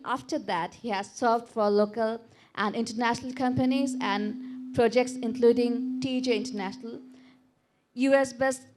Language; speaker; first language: English; non-native, local second language; Bangla